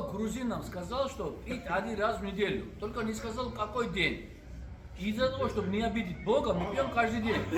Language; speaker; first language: Russian; non-native, fluent; Georgian